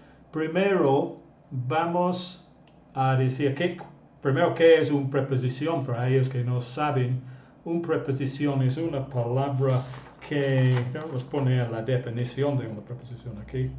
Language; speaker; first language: Spanish; non-native, fluent; English